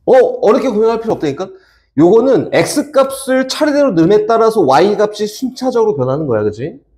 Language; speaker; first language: Korean; native; Korean